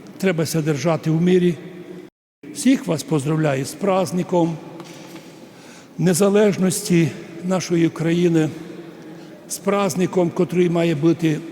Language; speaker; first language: Ukrainian; native; Ukrainian